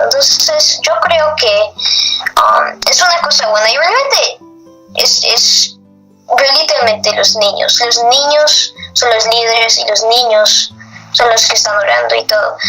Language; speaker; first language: Spanish; non-native, fluent; English